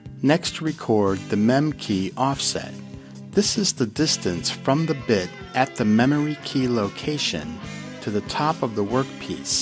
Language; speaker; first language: English; native; English